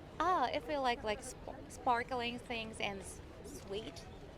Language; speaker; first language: English; non-native, learner; Japanese